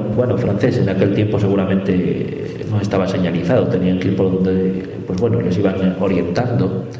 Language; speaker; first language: Spanish; native; Spanish